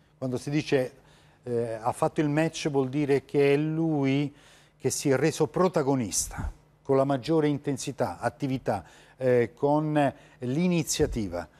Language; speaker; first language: Italian; native; Italian